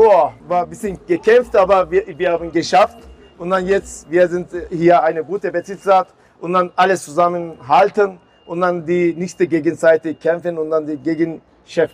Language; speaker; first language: German; non-native, learner; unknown